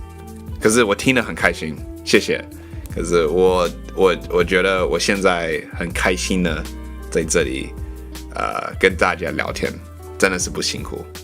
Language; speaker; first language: Chinese; non-native, learner; English